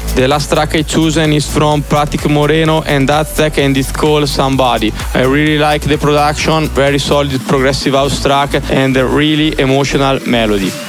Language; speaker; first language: English; non-native, learner; Italian